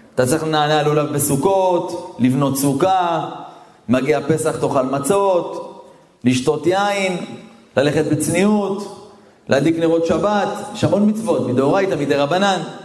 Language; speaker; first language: Hebrew; native; Hebrew